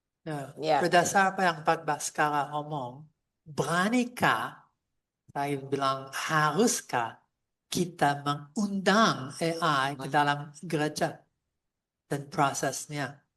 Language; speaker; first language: Indonesian; non-native, fluent; English